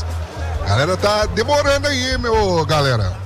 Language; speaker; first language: Portuguese; native; Portuguese